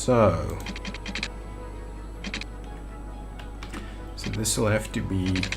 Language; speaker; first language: English; native; English